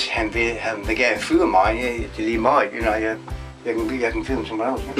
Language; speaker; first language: Danish; non-native, learner; Polish